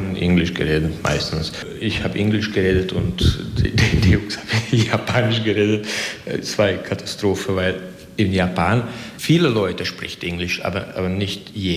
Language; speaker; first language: German; non-native, learner; Hungarian